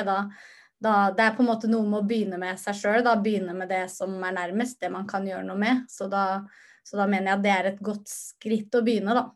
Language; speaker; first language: Norwegian; native; Norwegian